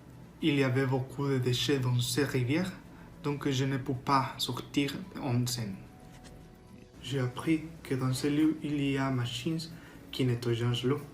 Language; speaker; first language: French; non-native, learner; Spanish